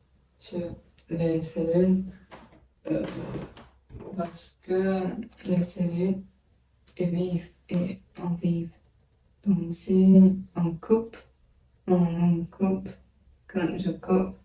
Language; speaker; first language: French; non-native, learner; Chinese